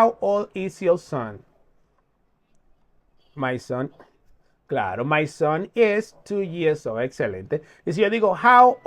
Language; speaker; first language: English; non-native, fluent; Spanish